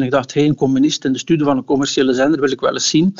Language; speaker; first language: Dutch; native; Dutch